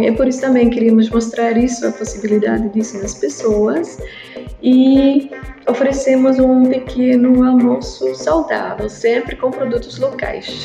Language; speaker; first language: Portuguese; non-native, learner; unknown